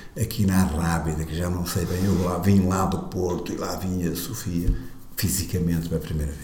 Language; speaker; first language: Portuguese; native; Portuguese